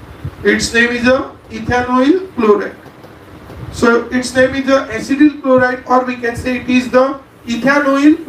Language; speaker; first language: English; non-native, local second language; Marathi